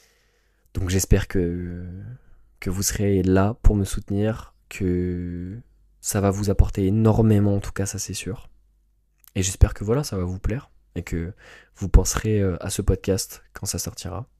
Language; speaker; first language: French; native; French